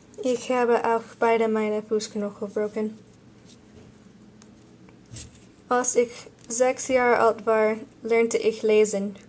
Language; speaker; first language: German; non-native, learner; English